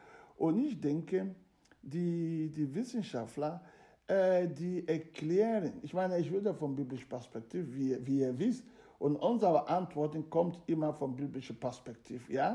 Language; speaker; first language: German; non-native, fluent; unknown